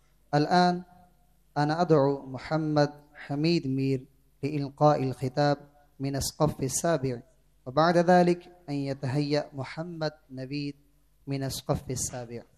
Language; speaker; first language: Arabic; non-native, learner; Urdu